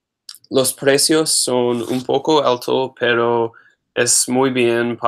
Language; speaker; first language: Spanish; non-native, learner; English